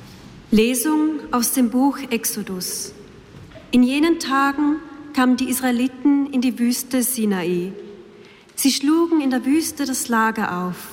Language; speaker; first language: German; native; German